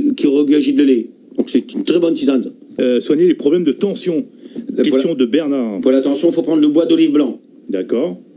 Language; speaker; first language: French; native; French